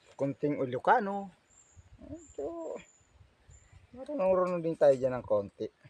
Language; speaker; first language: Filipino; non-native, local second language; Waray